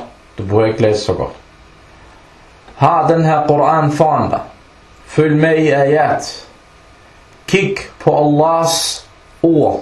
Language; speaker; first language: Danish; non-native, local second language; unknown